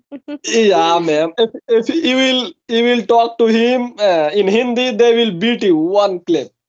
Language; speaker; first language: English; non-native, local second language; Hindi